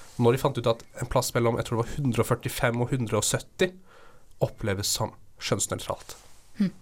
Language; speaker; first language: Norwegian; native; Norwegian